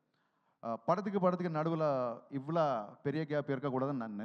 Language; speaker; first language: Tamil; non-native, learner; Telugu